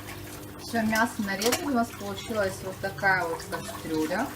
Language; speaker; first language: Russian; native; Russian